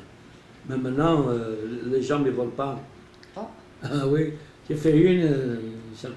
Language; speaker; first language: French; non-native, learner; Portuguese